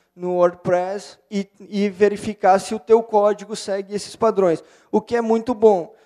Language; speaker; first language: Portuguese; native; Portuguese